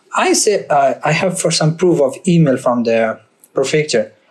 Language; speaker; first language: English; non-native, learner; Persian